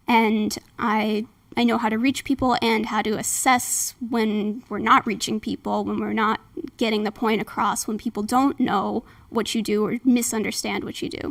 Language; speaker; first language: English; native; English